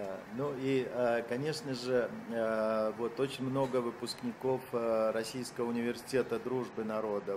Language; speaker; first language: Russian; native; Russian